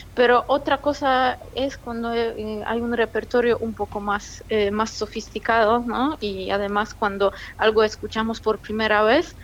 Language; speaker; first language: Spanish; non-native, fluent; Polish